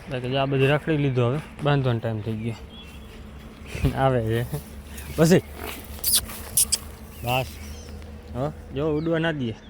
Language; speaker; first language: Gujarati; native; Gujarati